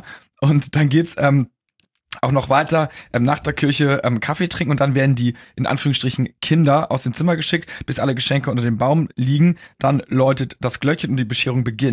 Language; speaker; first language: German; native; German